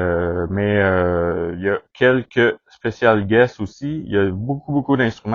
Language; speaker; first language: French; native; French